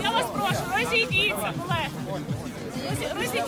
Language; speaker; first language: Ukrainian; native; Ukrainian